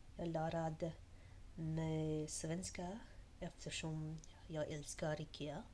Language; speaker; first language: Swedish; non-native, learner; English